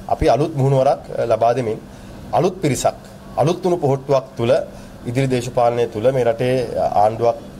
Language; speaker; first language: Sinhala; native; Sinhala